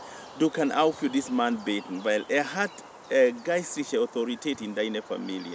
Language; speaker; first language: German; non-native, learner; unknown